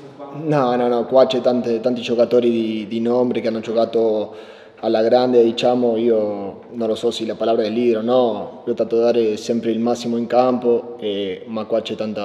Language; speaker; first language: Italian; non-native, learner; Spanish